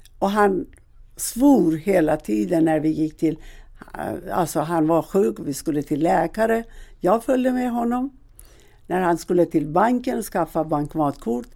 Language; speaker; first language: Swedish; non-native, fluent; Persian